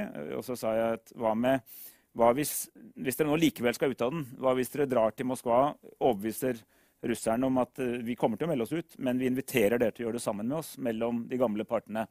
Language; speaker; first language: Norwegian; native; Norwegian